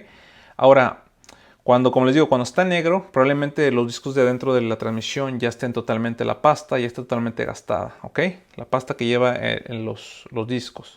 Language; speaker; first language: Spanish; native; Spanish